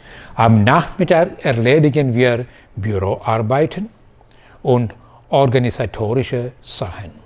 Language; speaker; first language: German; non-native, fluent; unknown